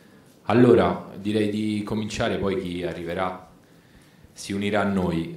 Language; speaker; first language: Italian; native; Italian